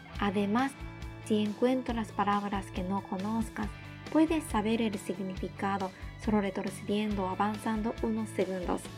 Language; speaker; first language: Spanish; non-native, fluent; Japanese